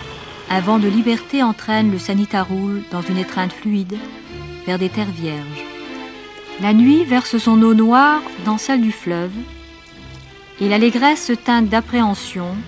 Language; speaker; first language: French; native; French